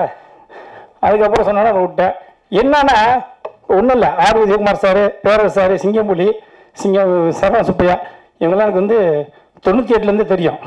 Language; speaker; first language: Tamil; native; Tamil